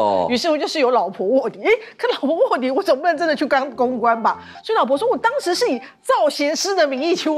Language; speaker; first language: Chinese; native; Chinese